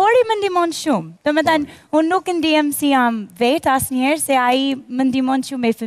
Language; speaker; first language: Albanian; non-native, learner; English